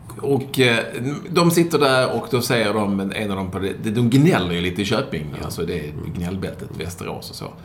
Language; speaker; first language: Swedish; native; Swedish